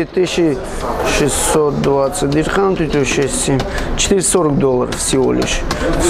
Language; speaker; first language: Russian; non-native, fluent; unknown